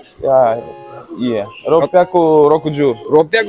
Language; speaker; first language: Japanese; non-native, learner; Russian